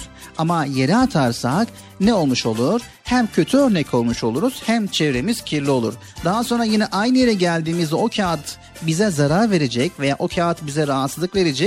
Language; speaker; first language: Turkish; native; Turkish